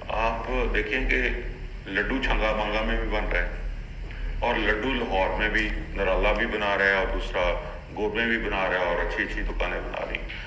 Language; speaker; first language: Urdu; non-native, local second language; Punjabi